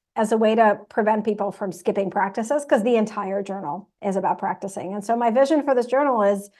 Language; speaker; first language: English; non-native, fluent; Russian